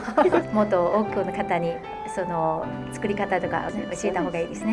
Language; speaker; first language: Japanese; non-native, fluent; Chinese